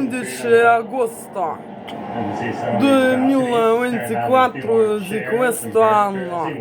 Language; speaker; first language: Italian; non-native, learner; Russian